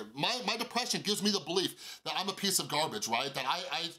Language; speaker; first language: English; native; English